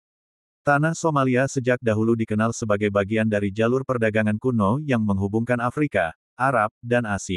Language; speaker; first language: Indonesian; native; Indonesian